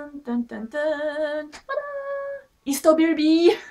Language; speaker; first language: Korean; non-native, learner; English